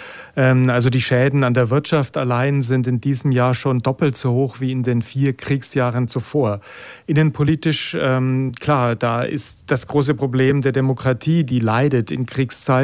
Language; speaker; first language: German; native; German